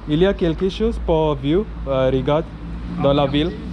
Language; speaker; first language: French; non-native, learner; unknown